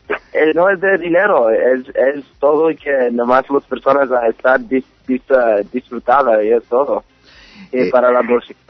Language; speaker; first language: Spanish; early bilingual, heritage; English